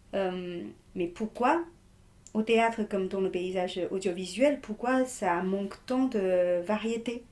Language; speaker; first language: French; non-native, fluent; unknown